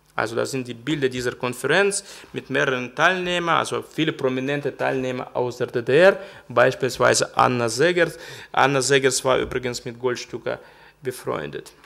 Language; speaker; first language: German; non-native, fluent; Russian